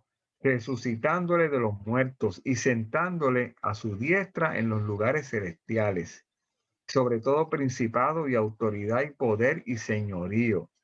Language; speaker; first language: Spanish; native; Spanish